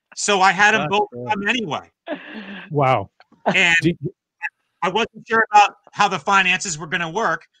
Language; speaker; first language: English; native; English